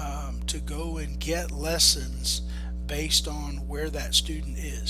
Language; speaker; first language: English; native; English